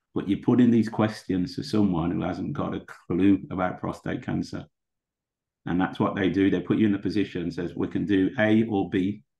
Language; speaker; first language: English; native; English